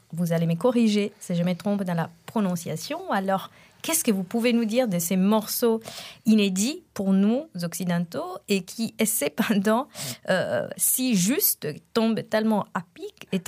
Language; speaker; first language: French; non-native, fluent; Italian